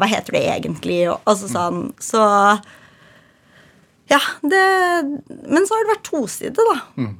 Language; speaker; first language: Norwegian; early bilingual, other home language; Ukrainian